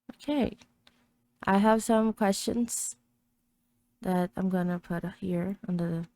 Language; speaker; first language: English; non-native, fluent; Portuguese